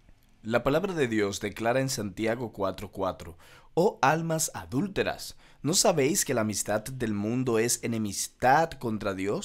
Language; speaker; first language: Spanish; native; Spanish